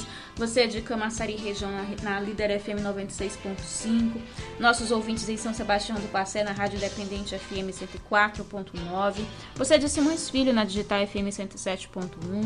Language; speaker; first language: Portuguese; native; Portuguese